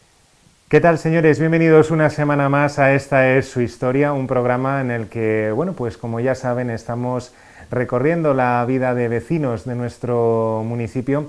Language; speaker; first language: Spanish; native; Spanish